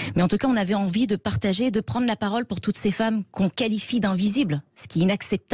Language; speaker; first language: French; native; French